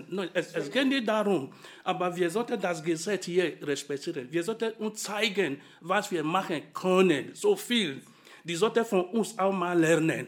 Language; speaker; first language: German; non-native, fluent; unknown